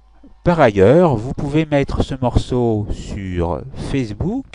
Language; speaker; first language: French; native; French